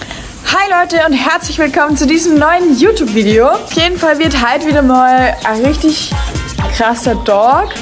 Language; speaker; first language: German; native; German